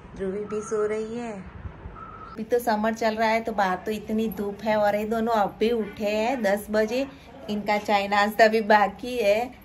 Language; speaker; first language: Hindi; non-native, local second language; Gujarati